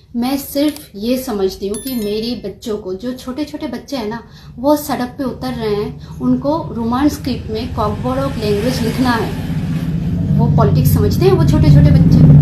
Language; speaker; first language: Hindi; non-native, local second language; Kok Borok